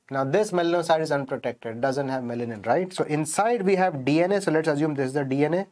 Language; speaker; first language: English; non-native, local second language; Hindi